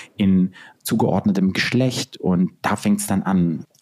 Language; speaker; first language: German; native; German